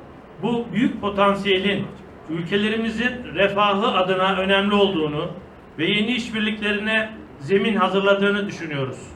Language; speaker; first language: Turkish; native; Turkish